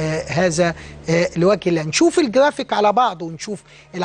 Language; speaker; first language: Arabic; native; Arabic